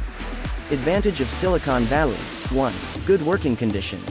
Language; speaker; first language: English; non-native, learner; French